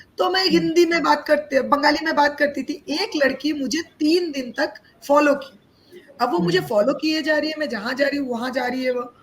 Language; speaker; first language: Hindi; non-native, local second language; Bangla